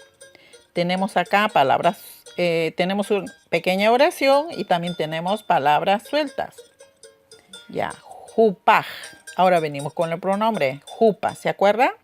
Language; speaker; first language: Spanish; non-native, local second language; Aymara